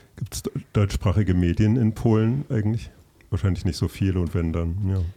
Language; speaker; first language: German; native; German